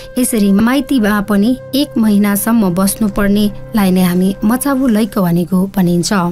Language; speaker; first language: Nepali; non-native, local second language; Newari